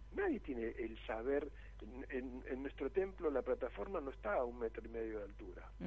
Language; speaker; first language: Spanish; native; Spanish